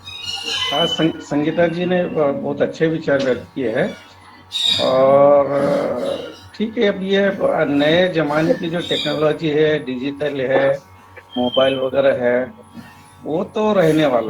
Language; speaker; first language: Hindi; native; Hindi